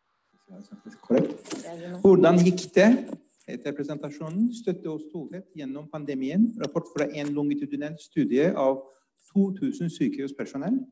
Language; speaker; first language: Norwegian; non-native, fluent; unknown